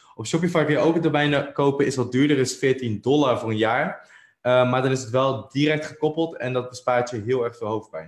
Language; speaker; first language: Dutch; native; Dutch